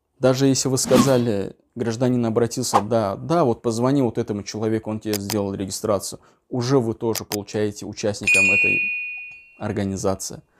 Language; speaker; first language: Russian; non-native, local second language; Uzbek